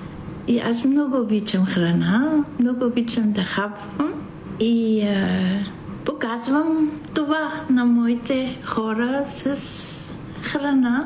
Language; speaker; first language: Bulgarian; non-native, fluent; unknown